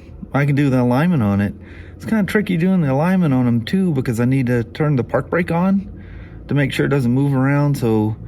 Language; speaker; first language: English; native; English